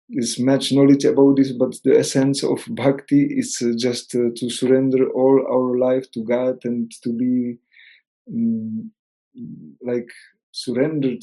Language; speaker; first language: English; non-native, learner; Czech